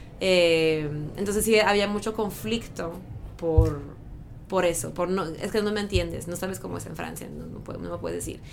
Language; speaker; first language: Spanish; non-native, fluent; French